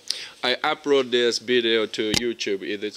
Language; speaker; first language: English; non-native, learner; Japanese